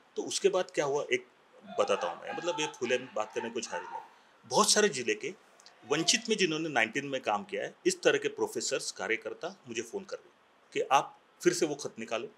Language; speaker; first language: Hindi; non-native, local second language; Marathi